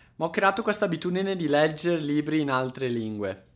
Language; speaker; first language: Italian; native; Italian